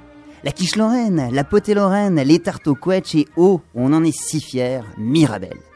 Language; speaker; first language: French; native; French